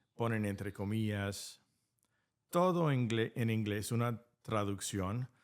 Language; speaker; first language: Spanish; non-native, fluent; English